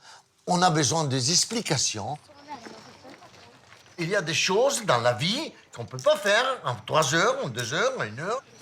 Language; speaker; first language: French; non-native, fluent; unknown